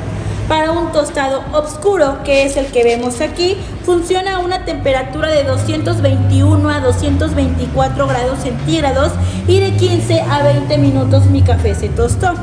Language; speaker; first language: Spanish; native; Spanish